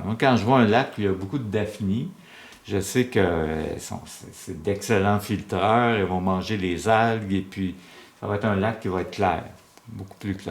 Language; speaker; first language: French; native; French